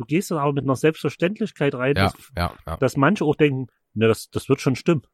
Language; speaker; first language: German; native; German